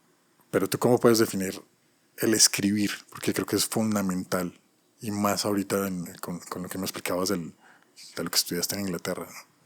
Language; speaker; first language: Spanish; native; Spanish